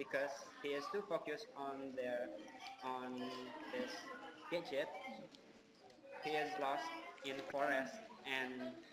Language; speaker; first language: English; non-native, learner; Indonesian